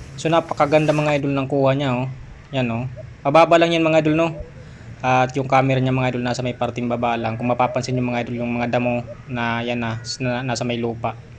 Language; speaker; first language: Filipino; non-native, local second language; Bikol